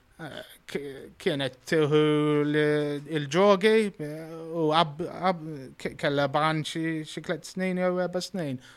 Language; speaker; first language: Maltese; early bilingual, heritage; Maltese